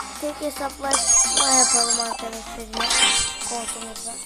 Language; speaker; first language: Turkish; native; Turkish